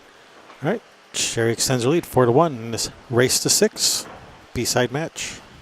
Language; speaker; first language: English; native; English